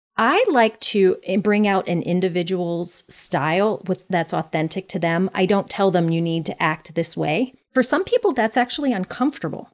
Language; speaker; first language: English; native; English